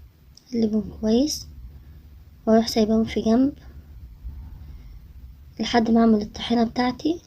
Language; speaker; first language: Arabic; native; Arabic